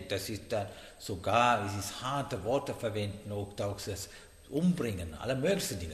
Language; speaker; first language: German; non-native, fluent; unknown